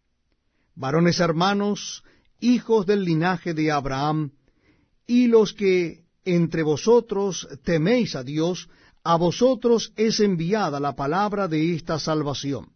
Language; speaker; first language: Spanish; native; Spanish